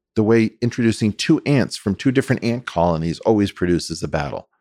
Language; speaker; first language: English; native; English